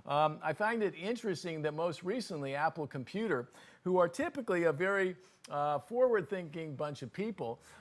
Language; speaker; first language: English; native; English